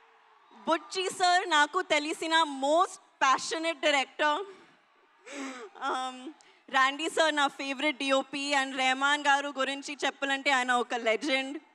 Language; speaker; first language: Telugu; non-native, learner; Hindi